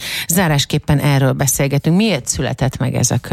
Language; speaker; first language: Hungarian; native; Hungarian